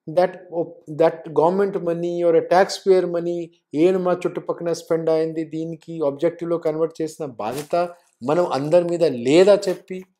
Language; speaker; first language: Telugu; non-native, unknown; Hindi